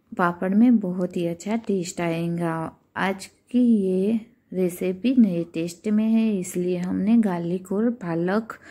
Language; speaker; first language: Hindi; non-native, local second language; Gujarati